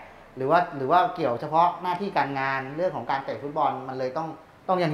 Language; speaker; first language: Thai; native; Thai